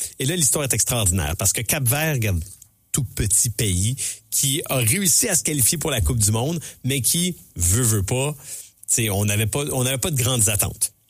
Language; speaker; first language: French; native; French